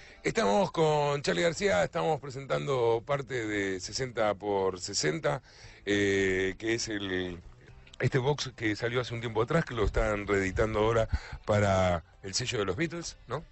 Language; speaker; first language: Spanish; native; Spanish